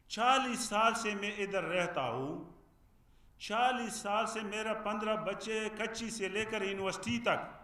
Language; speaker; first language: Urdu; non-native, fluent; Pashto